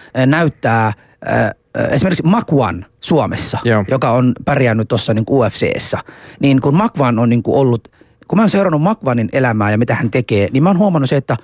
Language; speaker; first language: Finnish; early bilingual, other home language; Somali